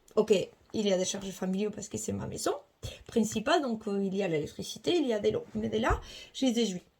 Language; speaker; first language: French; non-native, fluent; Spanish